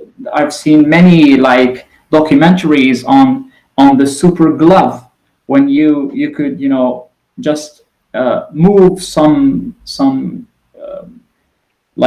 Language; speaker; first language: English; non-native, fluent; Arabic